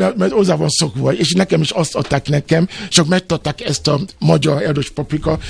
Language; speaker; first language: Hungarian; non-native, learner; Yoruba